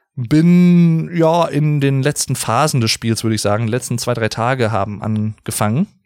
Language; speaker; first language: German; native; German